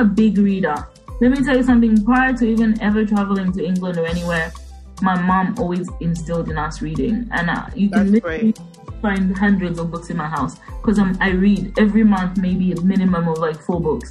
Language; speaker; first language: English; non-native, local second language; Bemba